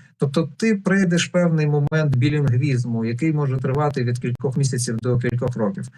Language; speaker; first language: Ukrainian; non-native, local second language; Russian